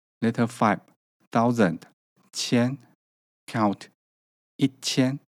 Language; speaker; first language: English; non-native, learner; Chinese